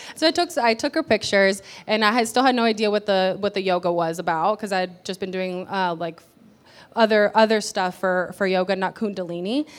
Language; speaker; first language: English; early bilingual, other home language; Spanish